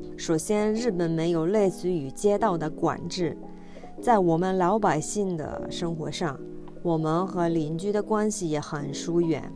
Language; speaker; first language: Chinese; non-native, fluent; Japanese